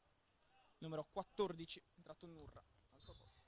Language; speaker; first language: Italian; native; Italian